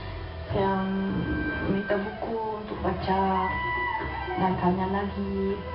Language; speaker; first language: Indonesian; non-native, learner; German